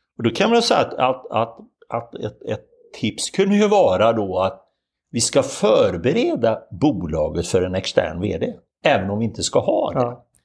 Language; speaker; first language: Swedish; native; Swedish